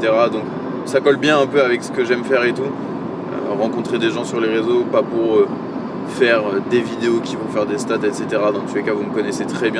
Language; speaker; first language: French; native; French